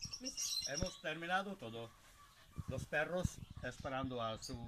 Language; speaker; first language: Spanish; non-native, learner; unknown